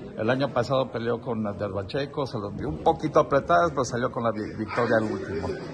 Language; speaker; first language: Spanish; early bilingual, heritage; Spanish